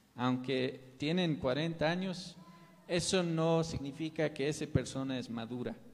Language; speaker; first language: Spanish; non-native, fluent; English